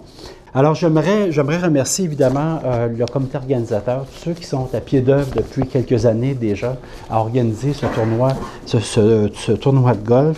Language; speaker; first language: French; native; French